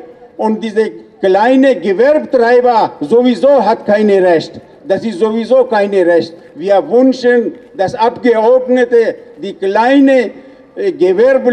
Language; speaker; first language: German; non-native, learner; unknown